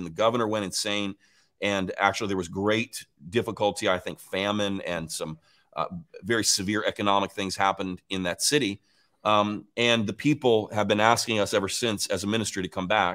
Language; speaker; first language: English; native; English